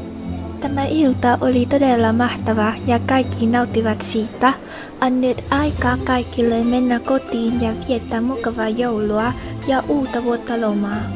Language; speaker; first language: Finnish; non-native, learner; Vietnamese